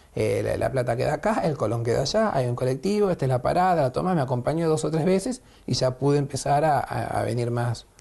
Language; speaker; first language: Spanish; native; Spanish